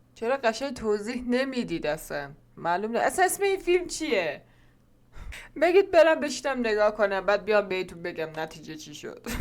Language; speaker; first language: Persian; non-native, local second language; Azerbaijani